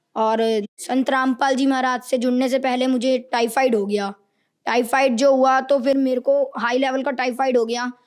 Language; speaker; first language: Hindi; native; Hindi